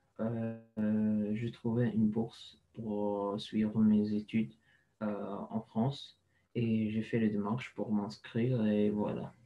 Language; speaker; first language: French; non-native, learner; Arabic